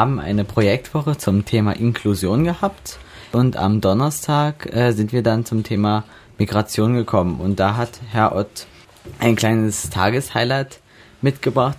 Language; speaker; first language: German; native; German